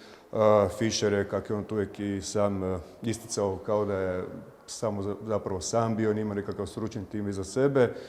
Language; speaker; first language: Croatian; native; Croatian